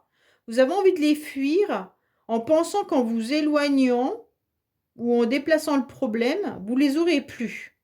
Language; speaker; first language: French; native; French